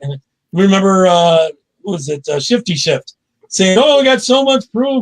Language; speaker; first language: English; native; English